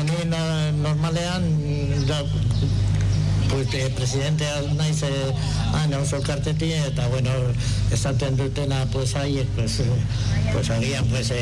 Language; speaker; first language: Basque; non-native, local second language; Spanish